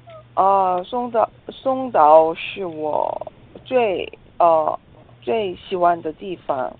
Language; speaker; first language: Chinese; non-native, learner; Korean